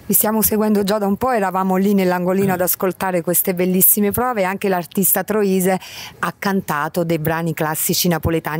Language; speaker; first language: Italian; native; Italian